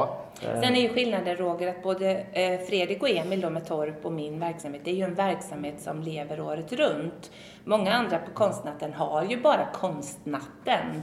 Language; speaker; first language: Swedish; native; Swedish